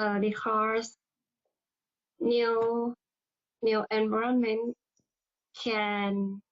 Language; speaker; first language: English; non-native, learner; Thai